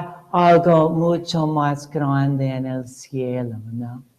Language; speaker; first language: Spanish; non-native, fluent; English